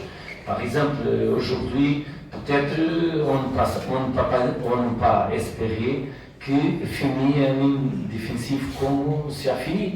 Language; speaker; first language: French; non-native, fluent; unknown